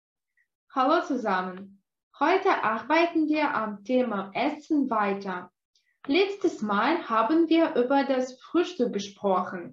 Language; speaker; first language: German; non-native, fluent; Russian